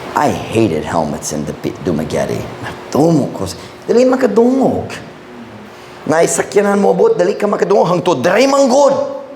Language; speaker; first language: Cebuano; non-native, fluent; English